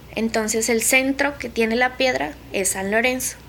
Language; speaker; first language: Spanish; native; Spanish